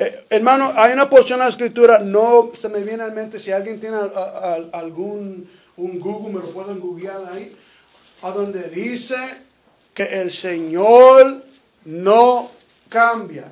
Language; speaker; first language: Spanish; native; Spanish